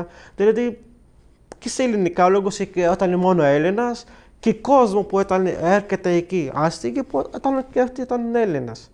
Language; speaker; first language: Greek; non-native, fluent; Arabic